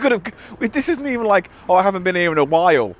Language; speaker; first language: English; native; English